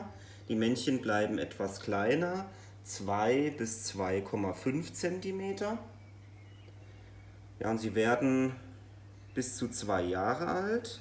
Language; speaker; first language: German; native; German